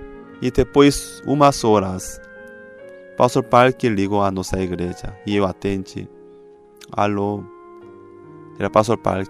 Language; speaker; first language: Portuguese; non-native, fluent; Korean